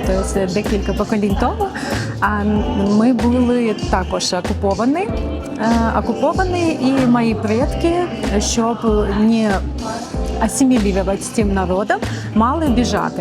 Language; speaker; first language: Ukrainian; non-native, local second language; Russian